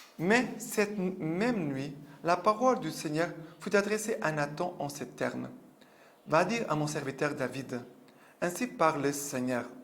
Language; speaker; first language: French; non-native, fluent; Portuguese